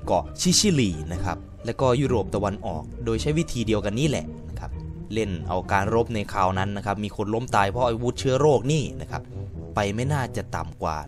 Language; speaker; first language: Thai; native; Thai